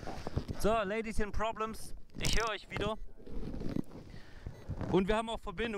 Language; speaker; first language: German; native; German